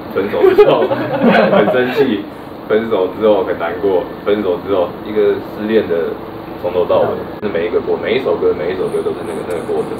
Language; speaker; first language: Chinese; native; Chinese